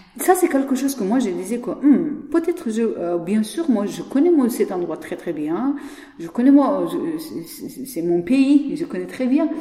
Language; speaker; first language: French; non-native, learner; Persian